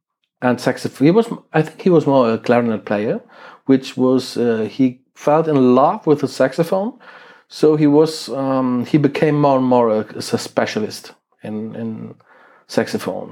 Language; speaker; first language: English; non-native, fluent; German